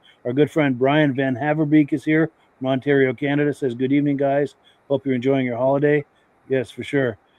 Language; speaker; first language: English; native; English